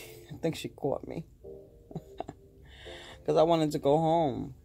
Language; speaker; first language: English; native; English